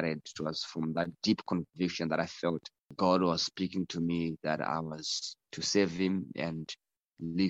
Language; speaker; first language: English; non-native, local second language; Shona